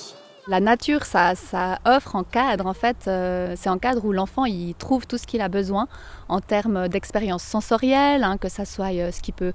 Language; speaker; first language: French; native; French